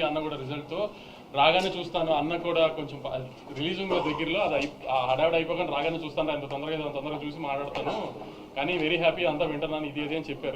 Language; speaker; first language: Telugu; native; Telugu